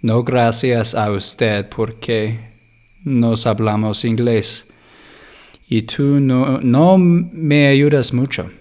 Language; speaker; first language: Spanish; non-native, learner; English